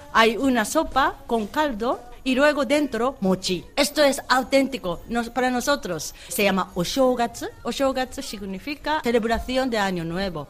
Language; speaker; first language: Spanish; non-native, fluent; Japanese